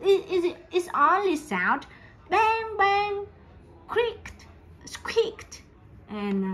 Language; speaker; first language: English; non-native, learner; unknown